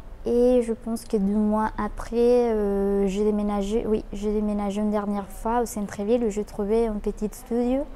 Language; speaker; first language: French; non-native, fluent; Spanish